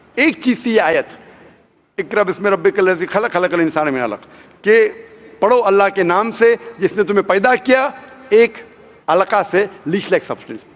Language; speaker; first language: Hindi; non-native, local second language; Konkani